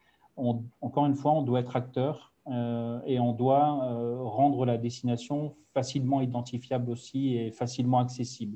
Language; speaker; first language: French; native; French